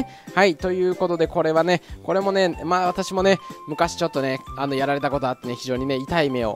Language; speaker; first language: Japanese; native; Japanese